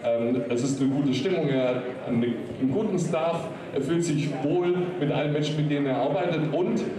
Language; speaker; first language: German; native; German